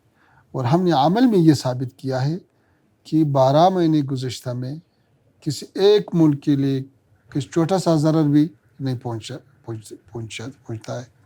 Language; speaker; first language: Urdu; non-native, learner; Pashto